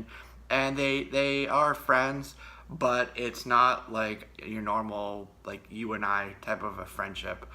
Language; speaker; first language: English; native; English